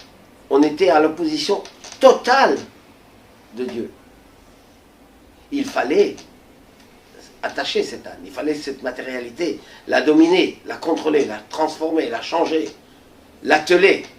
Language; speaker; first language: French; native; French